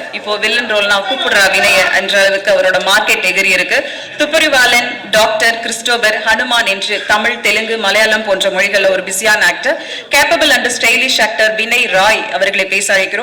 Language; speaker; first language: Tamil; native; Tamil